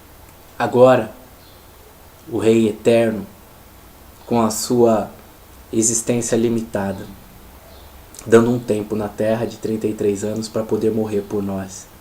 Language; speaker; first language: Portuguese; native; Portuguese